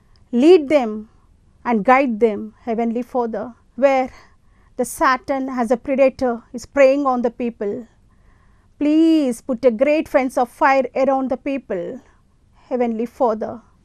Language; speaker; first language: English; non-native, local second language; Telugu